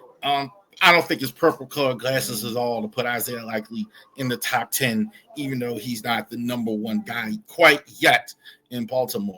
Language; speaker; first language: English; native; English